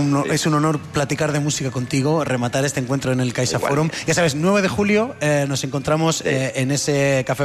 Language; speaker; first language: Spanish; native; Spanish